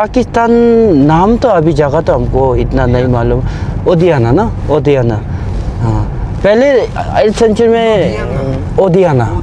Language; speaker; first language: Hindi; non-native, fluent; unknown